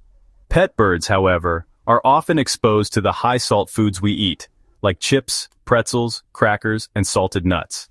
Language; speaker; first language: English; native; English